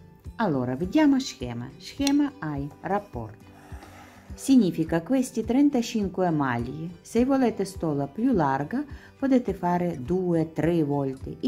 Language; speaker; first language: Italian; non-native, learner; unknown